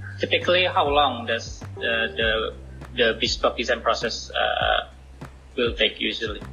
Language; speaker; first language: English; non-native, learner; Indonesian